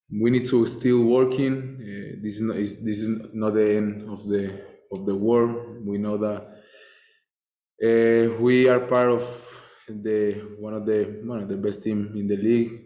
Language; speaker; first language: English; non-native, fluent; Spanish